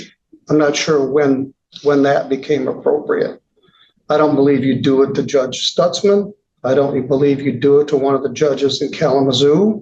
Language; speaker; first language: English; native; English